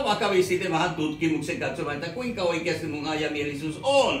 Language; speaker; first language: Finnish; non-native, fluent; Spanish